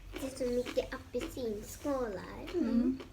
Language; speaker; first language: Swedish; early bilingual, other home language; Thai